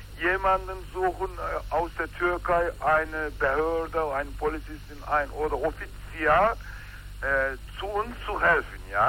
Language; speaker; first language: German; non-native, learner; Turkish